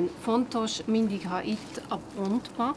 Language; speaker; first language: Hungarian; non-native, learner; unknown